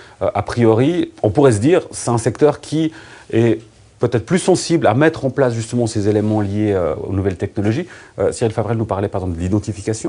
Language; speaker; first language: French; native; French